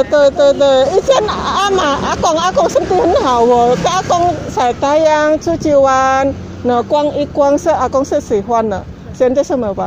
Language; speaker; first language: Chinese; non-native, learner; Indonesian